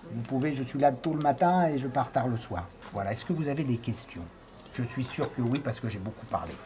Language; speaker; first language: French; native; French